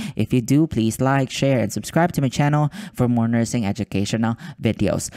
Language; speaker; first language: English; non-native, local second language; Filipino